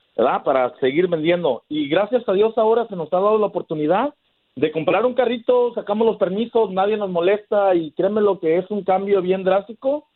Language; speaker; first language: Spanish; native; Spanish